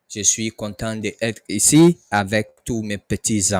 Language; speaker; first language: French; non-native, learner; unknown